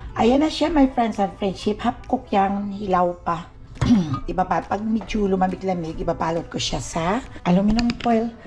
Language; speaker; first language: Filipino; non-native, local second language; Cebuano